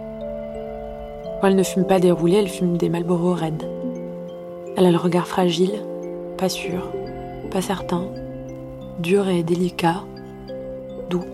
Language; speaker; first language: French; early bilingual, other home language; Arabic